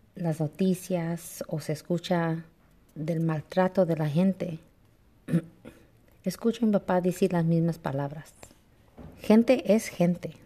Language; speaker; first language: Spanish; early bilingual, heritage; Spanish